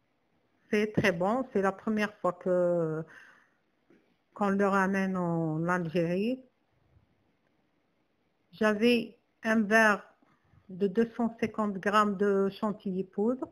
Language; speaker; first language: French; non-native, local second language; Arabic